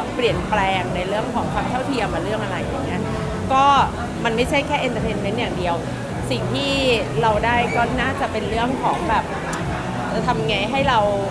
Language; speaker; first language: Thai; native; Thai